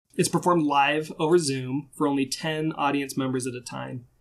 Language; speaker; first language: English; native; English